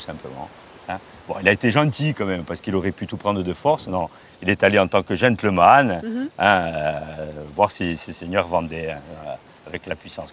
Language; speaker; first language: French; native; French